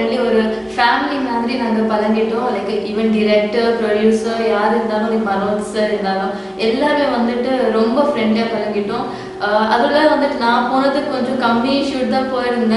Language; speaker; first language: Tamil; non-native, local second language; Telugu